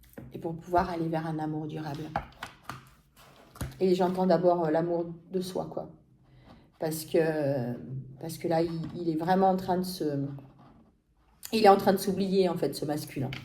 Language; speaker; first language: French; native; French